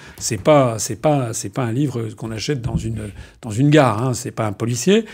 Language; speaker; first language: French; native; French